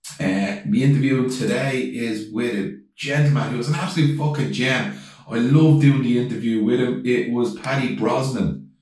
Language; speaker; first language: English; native; English